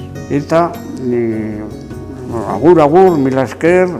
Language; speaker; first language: Basque; non-native, local second language; Spanish